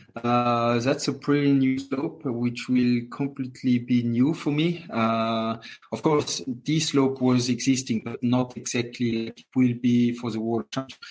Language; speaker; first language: English; non-native, fluent; French